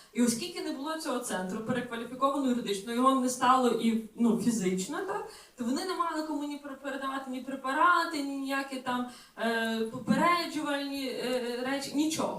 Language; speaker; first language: Ukrainian; native; Ukrainian